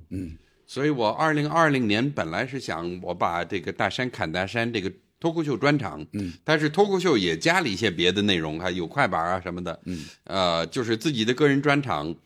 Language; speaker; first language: Chinese; non-native, fluent; English